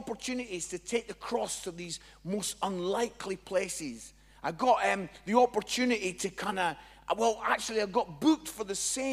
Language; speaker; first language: English; native; English